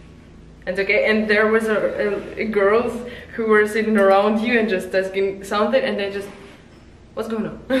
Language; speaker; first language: English; non-native, learner; Russian